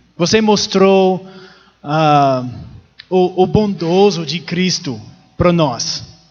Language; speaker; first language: Portuguese; non-native, learner; English